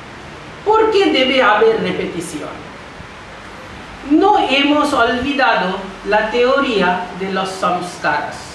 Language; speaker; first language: Spanish; non-native, fluent; Bangla